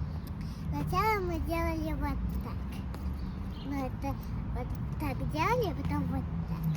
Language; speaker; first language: Russian; early bilingual, other home language; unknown